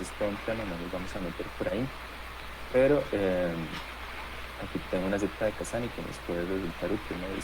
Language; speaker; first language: Spanish; native; Spanish